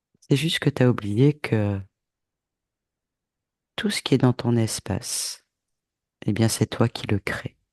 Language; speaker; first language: French; native; French